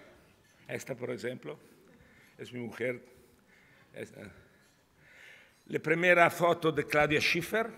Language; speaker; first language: Spanish; non-native, learner; Italian